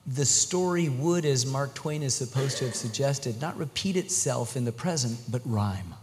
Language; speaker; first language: English; native; English